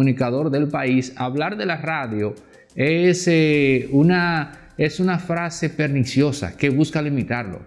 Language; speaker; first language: Spanish; native; Spanish